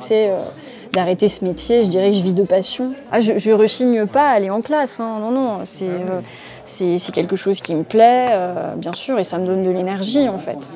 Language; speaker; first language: French; native; French